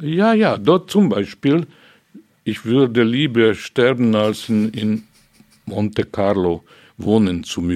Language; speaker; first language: German; non-native, fluent; Hungarian